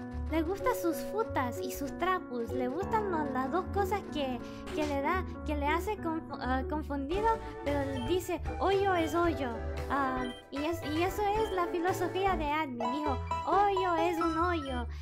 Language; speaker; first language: Spanish; non-native, learner; English